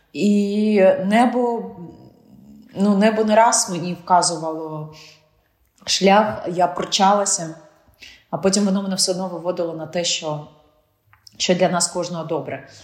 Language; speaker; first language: Ukrainian; non-native, local second language; Russian